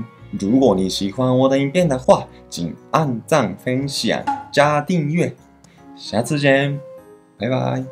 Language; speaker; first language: Chinese; non-native, fluent; Japanese